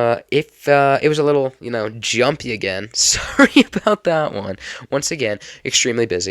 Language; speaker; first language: English; native; English